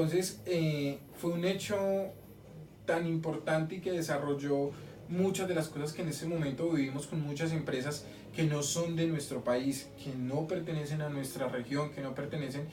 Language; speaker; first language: Spanish; native; Spanish